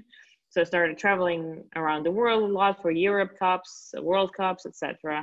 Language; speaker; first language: English; non-native, fluent; Russian